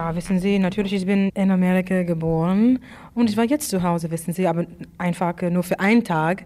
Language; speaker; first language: German; non-native, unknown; English